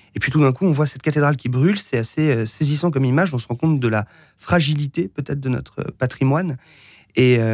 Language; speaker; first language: French; native; French